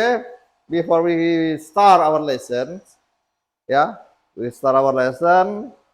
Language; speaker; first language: English; non-native, fluent; Indonesian